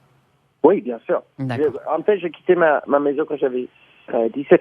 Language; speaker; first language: French; non-native, learner; English